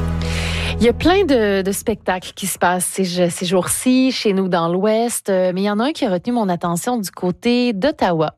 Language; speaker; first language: French; native; French